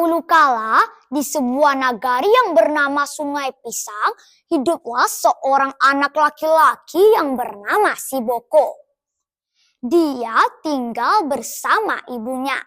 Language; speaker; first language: Indonesian; native; Indonesian